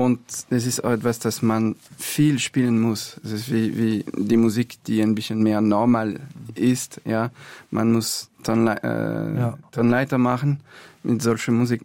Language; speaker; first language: German; non-native, learner; French